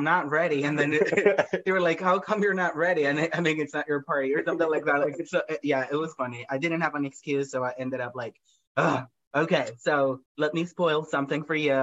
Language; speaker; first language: English; non-native, fluent; Spanish